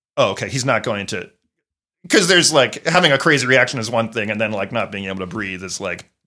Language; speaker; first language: English; native; English